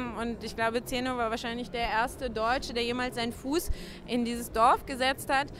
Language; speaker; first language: German; non-native, fluent; Russian